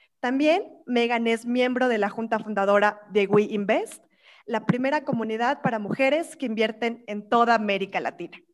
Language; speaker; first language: Spanish; native; Spanish